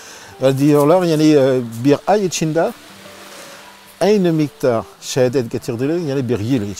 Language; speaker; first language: Turkish; non-native, learner; French